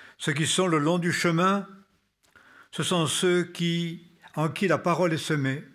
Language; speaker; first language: French; native; French